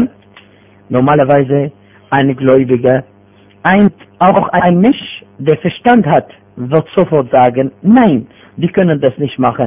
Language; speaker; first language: German; non-native, fluent; Arabic